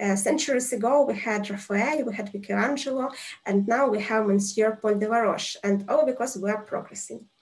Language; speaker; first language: English; non-native, fluent; Ukrainian